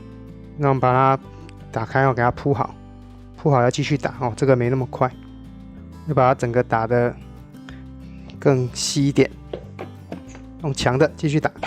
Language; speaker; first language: Chinese; native; Chinese